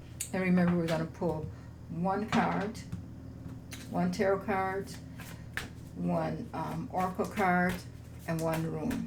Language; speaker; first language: English; native; English